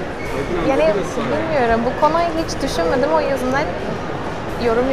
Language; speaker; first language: Turkish; non-native, learner; English